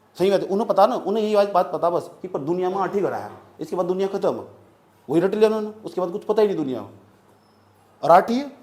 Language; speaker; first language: Hindi; native; Hindi